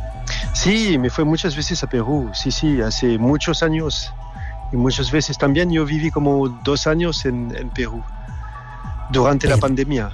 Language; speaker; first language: Spanish; non-native, learner; French